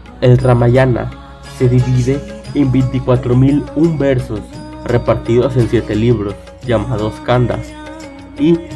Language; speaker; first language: Spanish; native; Spanish